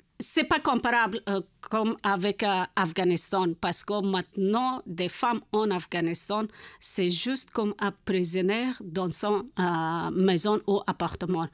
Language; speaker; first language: French; non-native, learner; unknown